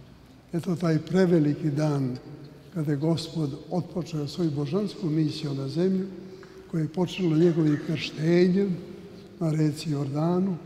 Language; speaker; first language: Serbian; native; Serbian